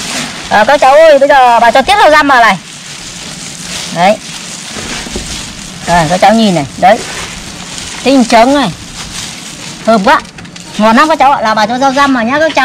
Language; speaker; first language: Vietnamese; native; Vietnamese